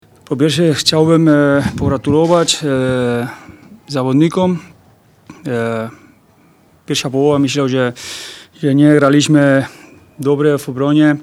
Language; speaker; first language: Polish; non-native, fluent; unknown